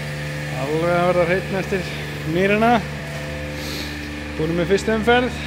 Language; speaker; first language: Icelandic; native; Icelandic